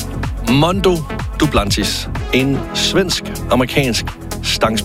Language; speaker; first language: Danish; native; Danish